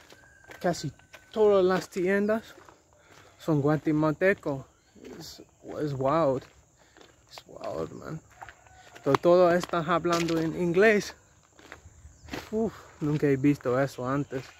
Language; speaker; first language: Spanish; non-native, learner; English